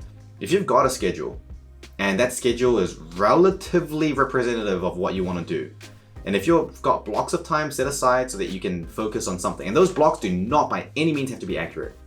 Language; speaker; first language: English; native; English